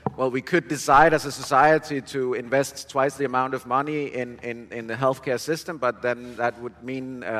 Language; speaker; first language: English; non-native, fluent; Danish